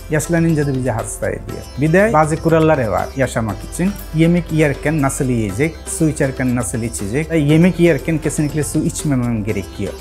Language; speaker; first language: Turkish; non-native, fluent; Bangla